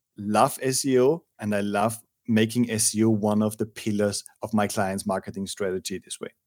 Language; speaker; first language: English; non-native, fluent; German